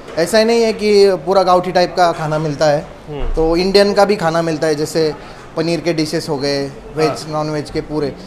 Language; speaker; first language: Hindi; non-native, local second language; Marathi